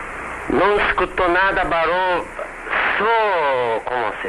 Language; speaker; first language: Portuguese; non-native, learner; Japanese